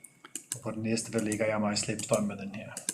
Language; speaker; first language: Danish; native; Danish